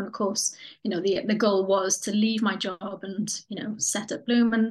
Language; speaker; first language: English; native; English